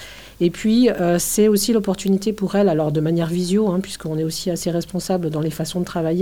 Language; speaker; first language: French; native; French